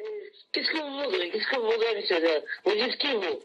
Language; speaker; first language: French; non-native, local second language; Arabic